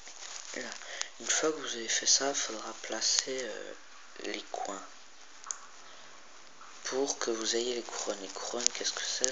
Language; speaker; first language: French; native; French